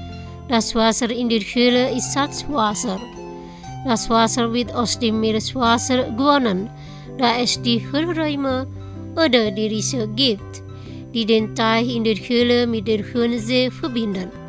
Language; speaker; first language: German; non-native, fluent; Indonesian